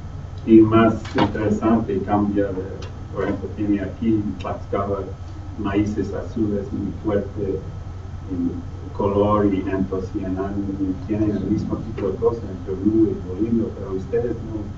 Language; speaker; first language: Spanish; non-native, learner; English